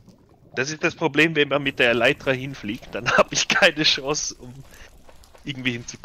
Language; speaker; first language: German; native; German